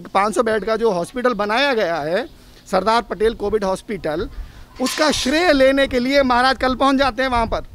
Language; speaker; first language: Hindi; native; Hindi